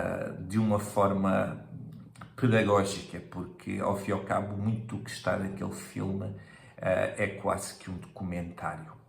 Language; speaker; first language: Portuguese; native; Portuguese